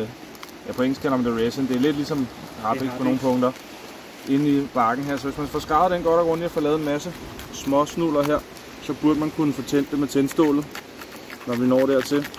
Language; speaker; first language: Danish; native; Danish